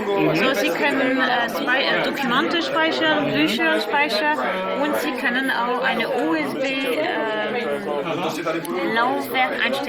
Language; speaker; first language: German; non-native, learner; French